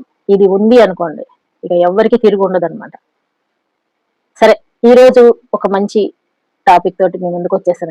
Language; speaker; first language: Telugu; native; Telugu